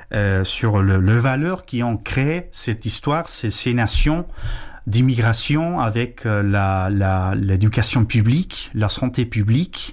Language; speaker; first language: French; non-native, fluent; Spanish